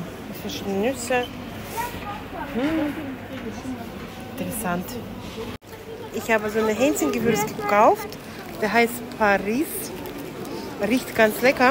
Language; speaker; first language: German; non-native, fluent; Latvian